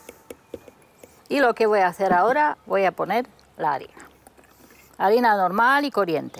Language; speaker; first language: Spanish; non-native, fluent; Romanian